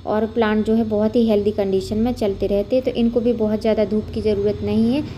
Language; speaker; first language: Hindi; non-native, local second language; Gujarati